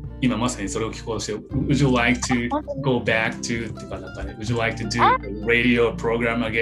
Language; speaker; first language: English; non-native, fluent; Japanese